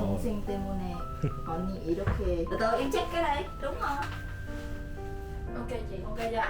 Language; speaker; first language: Korean; non-native, learner; Vietnamese